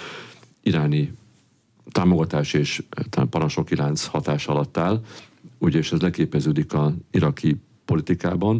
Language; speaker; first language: Hungarian; native; Hungarian